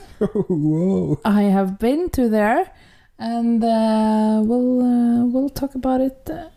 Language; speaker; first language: English; non-native, fluent; Norwegian